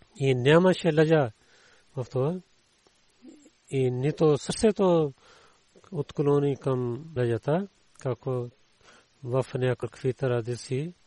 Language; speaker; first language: Bulgarian; non-native, learner; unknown